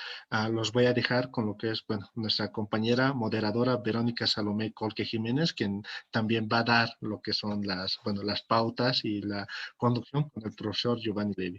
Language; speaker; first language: Spanish; native; Spanish